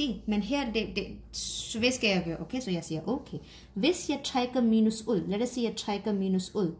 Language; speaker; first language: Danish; non-native, fluent; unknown